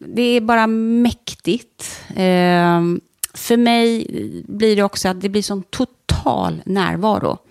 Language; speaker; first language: Swedish; native; Swedish